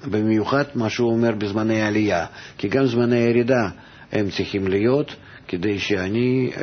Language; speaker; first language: Hebrew; non-native, fluent; Russian